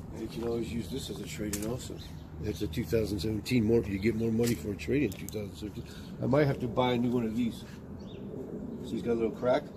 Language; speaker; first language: English; native; English